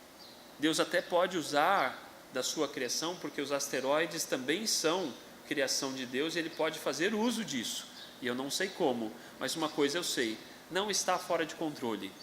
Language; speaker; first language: Portuguese; native; Portuguese